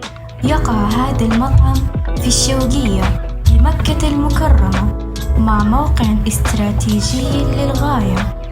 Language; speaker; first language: Arabic; non-native, learner; Indonesian